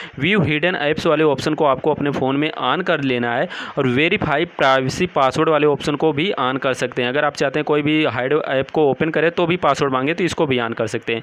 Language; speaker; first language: Hindi; native; Hindi